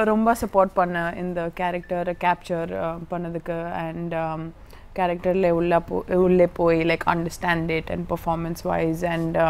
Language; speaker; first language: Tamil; non-native, learner; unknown